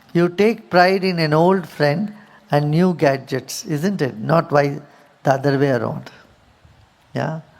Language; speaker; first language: English; non-native, local second language; Hindi